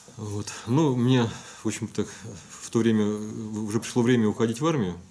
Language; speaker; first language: Russian; native; Russian